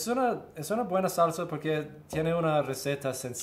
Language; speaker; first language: Spanish; early bilingual, heritage; Spanish